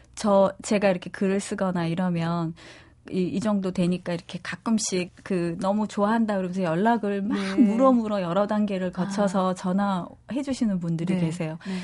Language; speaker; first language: Korean; native; Korean